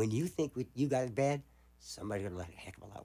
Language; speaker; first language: English; native; English